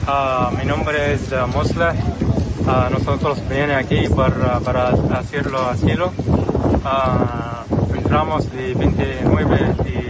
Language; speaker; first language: Spanish; non-native, learner; Arabic